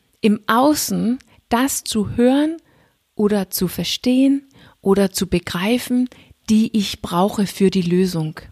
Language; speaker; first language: German; non-native, fluent; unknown